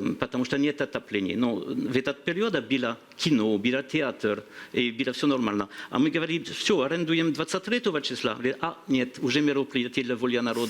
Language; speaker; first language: Russian; non-native, learner; French